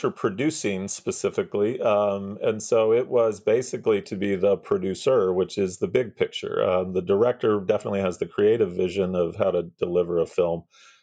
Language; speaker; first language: English; native; English